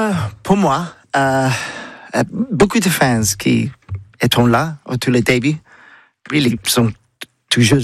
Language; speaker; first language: French; non-native, learner; English